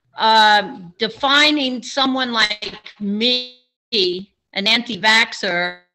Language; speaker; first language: English; native; English